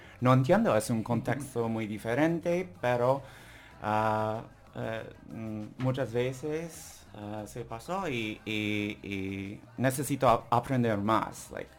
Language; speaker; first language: Spanish; non-native, learner; English